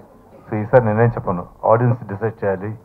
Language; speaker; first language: Telugu; native; Telugu